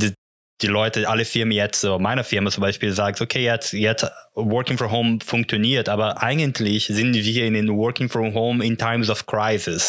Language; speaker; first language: German; non-native, learner; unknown